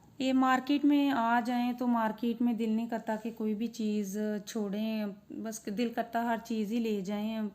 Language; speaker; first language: Urdu; non-native, local second language; Punjabi